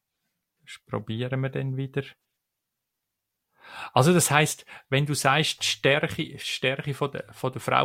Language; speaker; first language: German; native; German